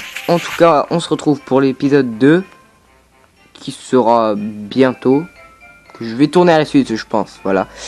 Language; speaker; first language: French; native; French